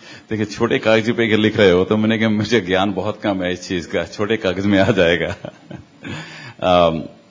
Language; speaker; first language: Hindi; non-native, local second language; Punjabi